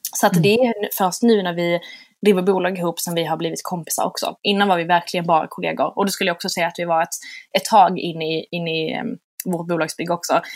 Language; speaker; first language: Swedish; native; Swedish